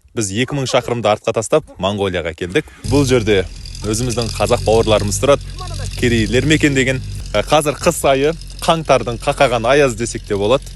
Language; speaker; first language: Kazakh; native; Kazakh